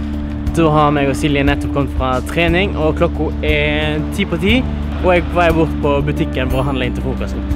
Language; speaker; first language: Norwegian; native; Norwegian